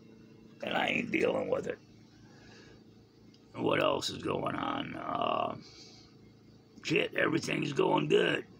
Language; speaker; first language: English; native; English